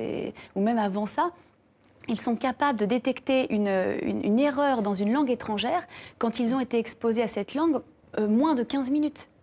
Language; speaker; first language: French; native; French